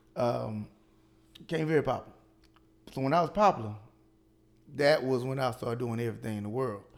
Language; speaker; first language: English; native; English